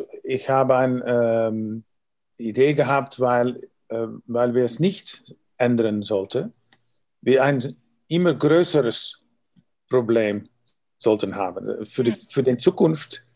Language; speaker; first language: German; non-native, learner; Dutch